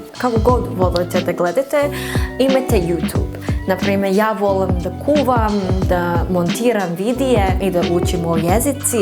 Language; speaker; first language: Serbian; non-native, learner; English